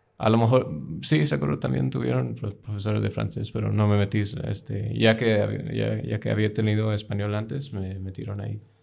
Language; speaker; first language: Spanish; non-native, fluent; English